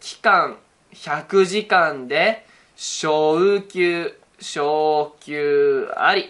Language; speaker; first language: Japanese; native; Japanese